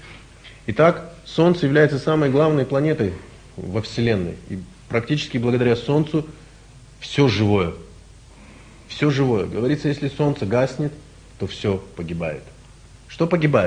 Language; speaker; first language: Russian; native; Russian